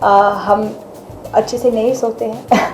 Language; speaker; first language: Hindi; non-native, fluent; Arabic